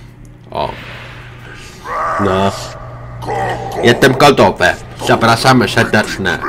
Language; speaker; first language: Polish; non-native, learner; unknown